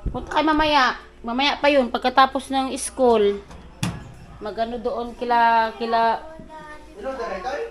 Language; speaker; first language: Filipino; non-native, local second language; Iloko